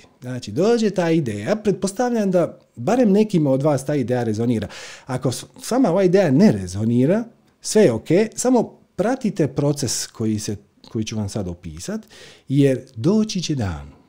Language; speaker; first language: Croatian; native; Croatian